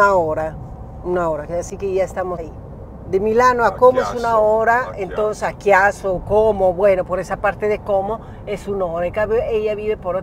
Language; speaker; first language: Spanish; native; Spanish